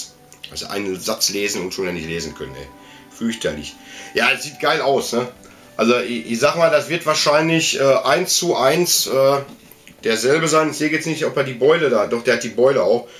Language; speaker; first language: German; native; German